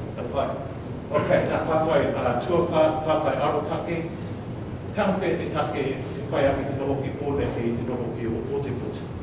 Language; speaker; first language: Māori; non-native, local second language; English